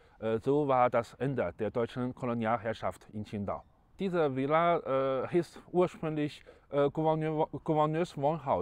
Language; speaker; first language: German; non-native, fluent; Chinese